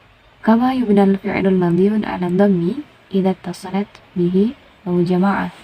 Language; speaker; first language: Arabic; non-native, learner; Indonesian